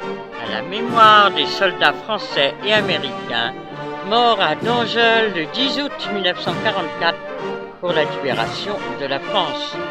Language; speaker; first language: French; native; French